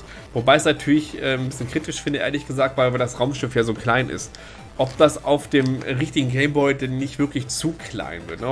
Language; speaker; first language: German; native; German